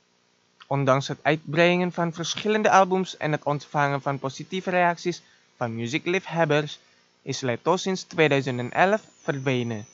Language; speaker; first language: Dutch; non-native, fluent; Indonesian